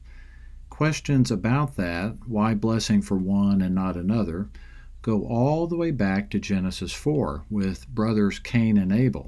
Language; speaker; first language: English; native; English